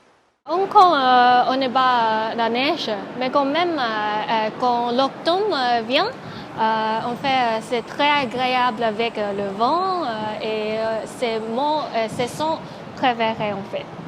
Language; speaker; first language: French; non-native, learner; Cantonese